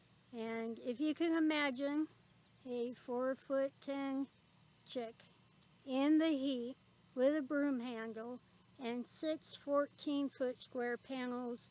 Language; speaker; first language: English; native; English